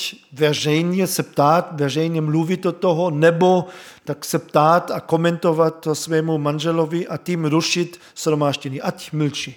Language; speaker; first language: Czech; non-native, fluent; German